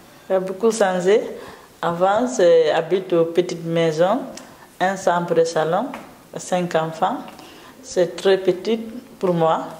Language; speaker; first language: French; non-native, learner; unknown